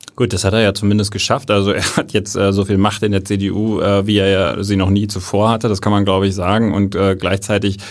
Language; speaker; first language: German; native; German